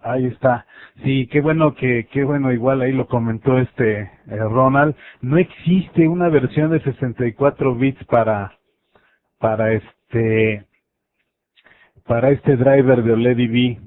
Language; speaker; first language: Spanish; native; Spanish